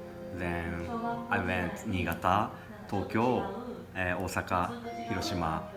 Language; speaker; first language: English; non-native, learner; Japanese